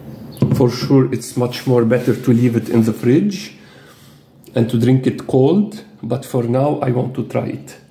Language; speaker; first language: English; non-native, fluent; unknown